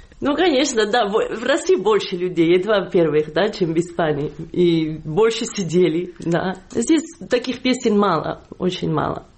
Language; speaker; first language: Russian; non-native, fluent; Catalan